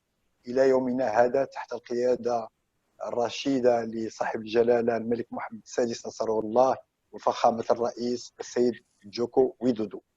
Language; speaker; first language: Arabic; native; Arabic